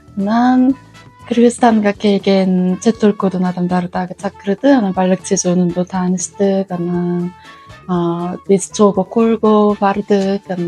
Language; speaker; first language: Kyrgyz; non-native, learner; Korean